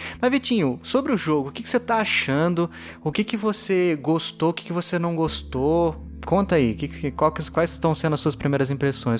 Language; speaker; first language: Portuguese; native; Portuguese